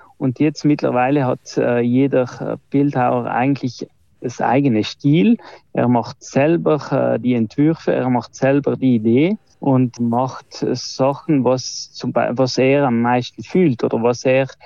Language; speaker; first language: German; non-native, local second language; Ladin